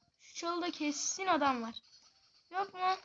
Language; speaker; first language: Turkish; native; Turkish